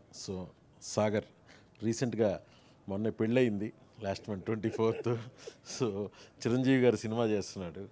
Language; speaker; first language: Telugu; native; Telugu